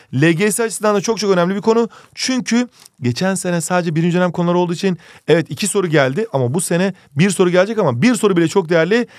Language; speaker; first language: Turkish; native; Turkish